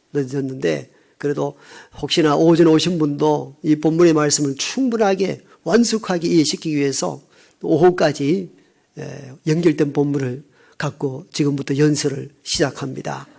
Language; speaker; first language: Korean; native; Korean